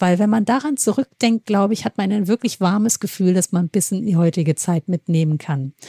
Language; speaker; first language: German; native; German